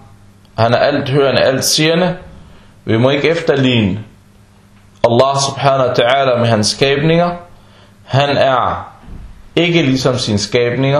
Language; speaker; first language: Danish; non-native, fluent; Arabic